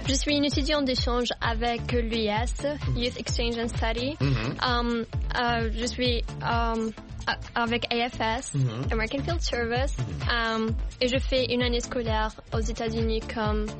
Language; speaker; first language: French; non-native, local second language; Arabic